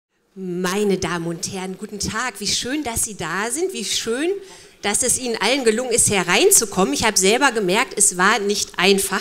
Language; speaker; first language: German; native; German